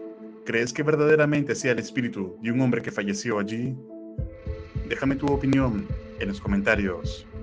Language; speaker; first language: Spanish; native; Spanish